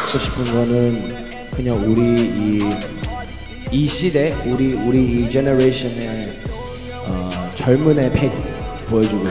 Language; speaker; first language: Korean; non-native, fluent; Chinese